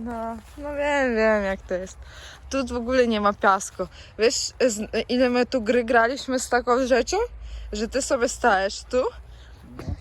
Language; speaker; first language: Polish; non-native, learner; Ukrainian